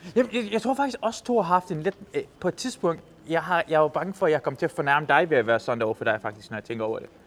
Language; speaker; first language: Danish; early bilingual, other home language; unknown